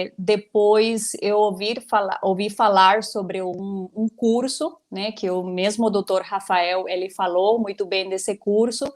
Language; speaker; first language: Portuguese; non-native, fluent; Spanish